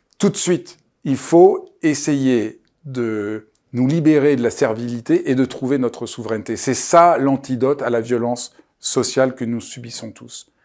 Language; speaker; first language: French; native; French